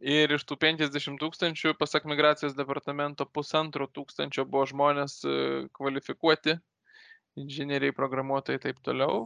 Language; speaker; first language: Lithuanian; native; Lithuanian